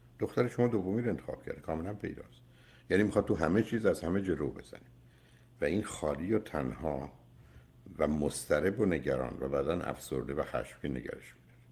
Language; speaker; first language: Persian; native; Persian